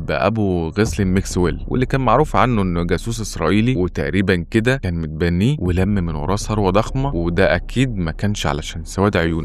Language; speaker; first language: Arabic; native; Arabic